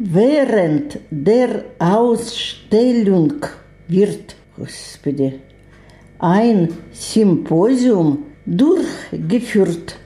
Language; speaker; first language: German; non-native, learner; Russian